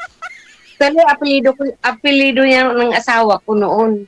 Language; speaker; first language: Filipino; non-native, local second language; Cebuano